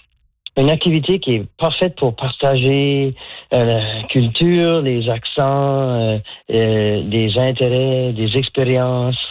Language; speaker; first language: French; native; French